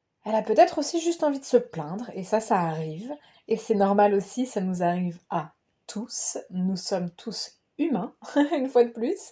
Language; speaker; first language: French; native; French